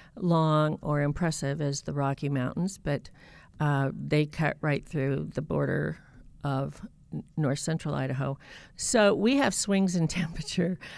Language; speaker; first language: English; native; English